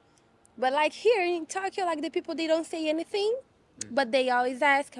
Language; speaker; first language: English; non-native, fluent; Portuguese